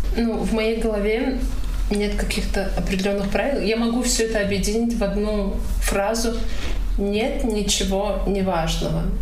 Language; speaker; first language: Russian; non-native, local second language; Tajik